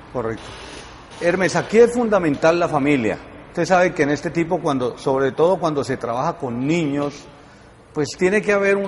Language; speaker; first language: Spanish; native; Spanish